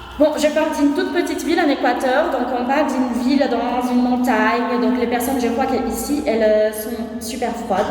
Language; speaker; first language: French; non-native, fluent; Portuguese